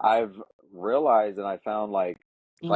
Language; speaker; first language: English; native; English